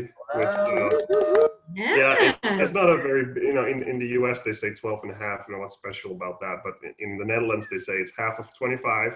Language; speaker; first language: English; non-native, fluent; Dutch